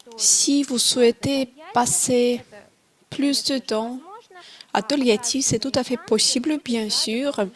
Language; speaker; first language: French; non-native, fluent; Russian